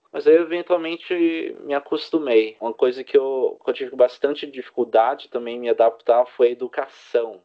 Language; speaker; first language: Portuguese; early bilingual, heritage; Portuguese